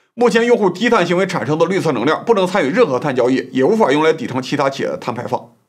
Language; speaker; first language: Chinese; native; Chinese